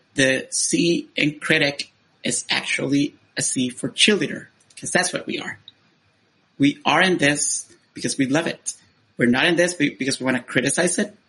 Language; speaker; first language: English; non-native, fluent; Spanish